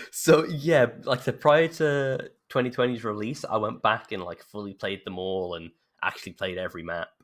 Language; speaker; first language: English; native; English